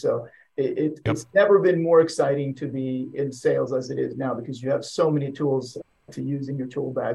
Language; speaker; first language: English; non-native, fluent; Swedish